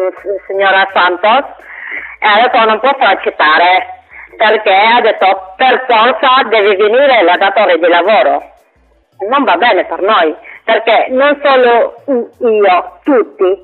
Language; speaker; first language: Italian; non-native, learner; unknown